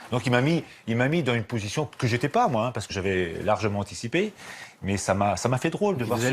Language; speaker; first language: French; native; French